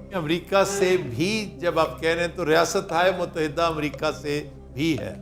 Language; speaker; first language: Urdu; native; Urdu